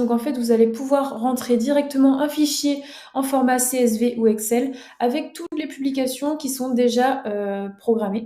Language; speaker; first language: French; native; French